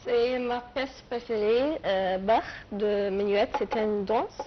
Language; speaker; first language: French; non-native, learner; Arabic